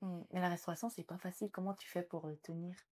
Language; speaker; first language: French; native; French